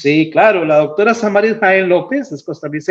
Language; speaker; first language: Spanish; native; Spanish